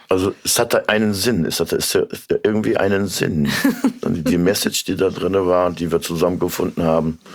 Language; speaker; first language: German; early bilingual, other home language; Turkish